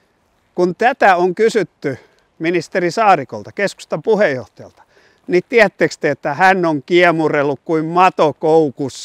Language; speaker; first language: Finnish; native; Finnish